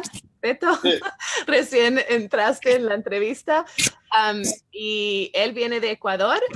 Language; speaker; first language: Spanish; non-native, fluent; English